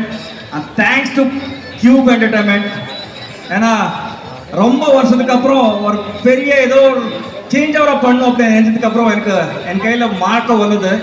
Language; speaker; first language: Tamil; non-native, learner; Kannada